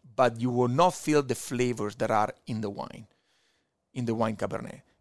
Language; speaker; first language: English; non-native, fluent; Italian